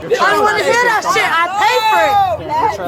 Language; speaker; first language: English; native; English